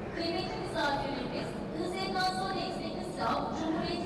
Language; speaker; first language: Turkish; native; Turkish